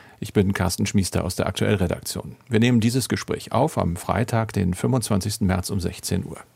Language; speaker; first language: German; native; German